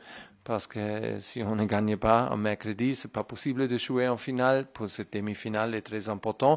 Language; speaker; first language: French; non-native, fluent; German